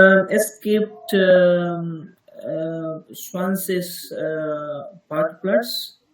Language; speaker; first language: German; non-native, learner; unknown